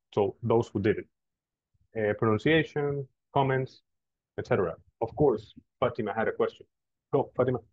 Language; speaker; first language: English; non-native, fluent; Spanish